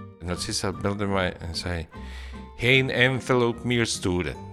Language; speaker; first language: Dutch; non-native, learner; Bosnian